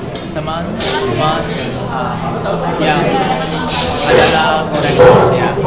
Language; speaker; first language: Indonesian; non-native, learner; Vietnamese